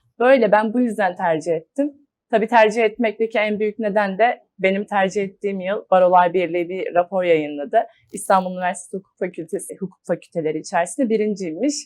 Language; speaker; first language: Turkish; native; Turkish